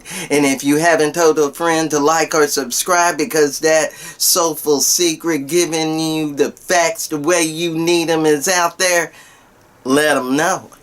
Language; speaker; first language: English; native; English